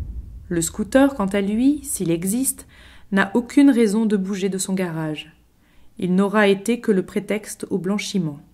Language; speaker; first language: French; native; French